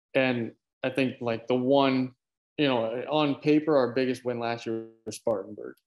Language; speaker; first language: English; native; English